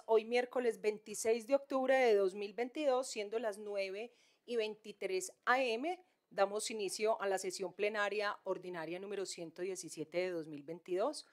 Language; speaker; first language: Spanish; native; Spanish